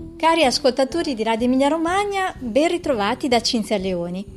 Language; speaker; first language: Italian; native; Italian